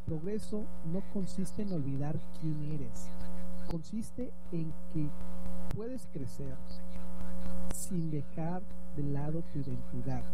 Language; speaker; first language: Spanish; native; Spanish